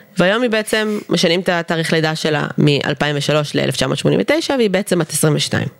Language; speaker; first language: Hebrew; early bilingual, other home language; Russian